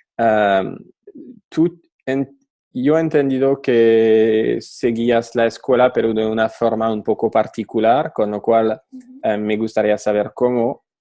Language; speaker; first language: Spanish; non-native, fluent; French